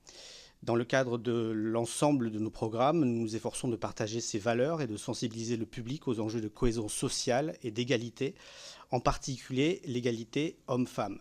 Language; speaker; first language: French; native; French